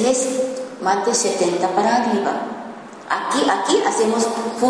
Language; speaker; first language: Spanish; non-native, learner; Japanese